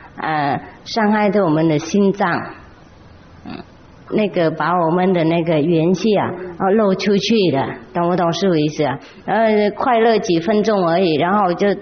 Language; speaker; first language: Chinese; non-native, fluent; Vietnamese